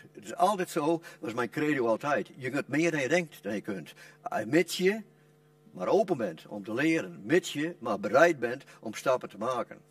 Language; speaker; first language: Dutch; non-native, local second language; Western Frisian